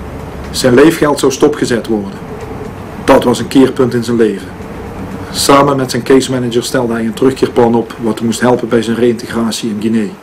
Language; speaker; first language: Dutch; native; Dutch